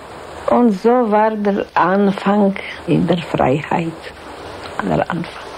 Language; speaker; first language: German; non-native, fluent; Polish